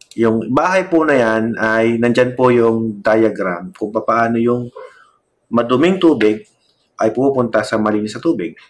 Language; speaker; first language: Filipino; non-native, local second language; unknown